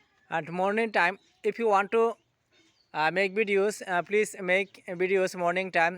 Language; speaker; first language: English; non-native, local second language; Bangla